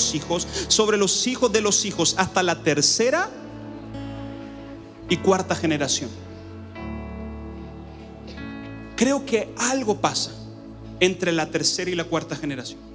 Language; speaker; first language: Spanish; native; Spanish